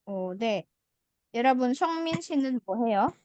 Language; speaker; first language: Korean; non-native, fluent; Indonesian